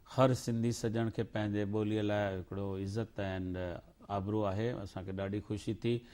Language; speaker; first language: Sindhi; native; Sindhi